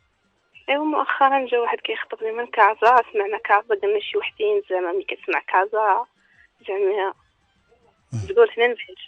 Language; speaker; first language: Arabic; native; Arabic